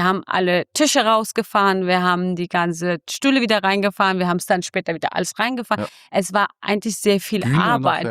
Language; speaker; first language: German; non-native, fluent; Kurdish